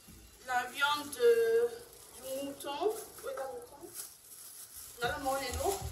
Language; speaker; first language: French; non-native, local second language; Lingala